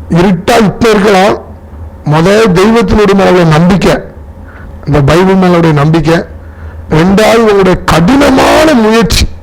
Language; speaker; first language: Tamil; non-native, local second language; Telugu